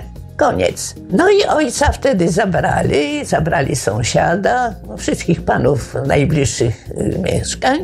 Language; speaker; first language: Polish; native; Polish